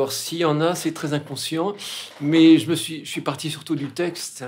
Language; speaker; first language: French; native; French